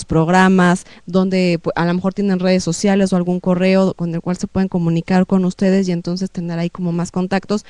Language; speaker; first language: Spanish; native; Spanish